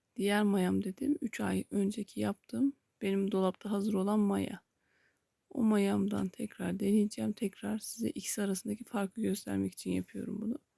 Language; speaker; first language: Turkish; native; Turkish